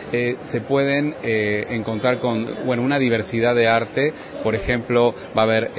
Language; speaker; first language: Spanish; native; Spanish